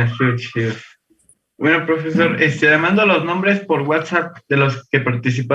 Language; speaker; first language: Spanish; native; Spanish